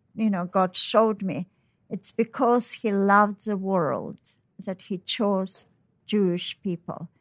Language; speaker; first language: English; non-native, fluent; Uzbek